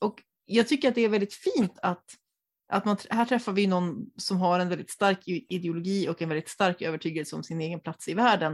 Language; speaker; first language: Swedish; native; Swedish